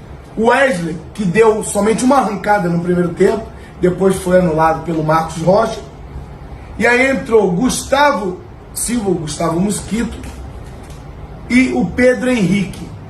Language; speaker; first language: Portuguese; native; Portuguese